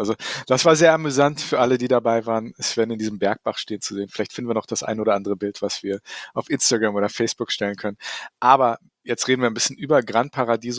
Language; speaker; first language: German; native; German